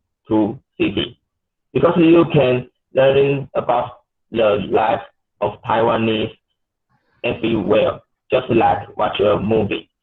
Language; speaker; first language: English; non-native, learner; Chinese